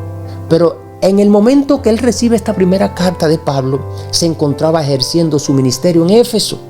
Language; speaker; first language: Spanish; native; Spanish